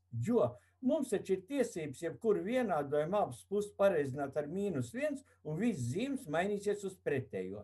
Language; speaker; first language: Latvian; native; Latvian